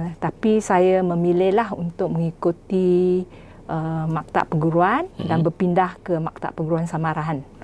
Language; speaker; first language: Malay; non-native, local second language; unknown